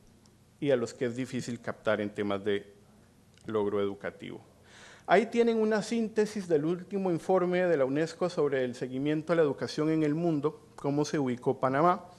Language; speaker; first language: Spanish; native; Spanish